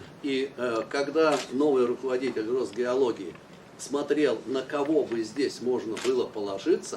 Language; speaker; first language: Russian; native; Russian